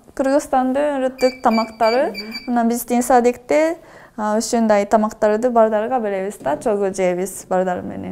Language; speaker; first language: Kyrgyz; non-native, fluent; Japanese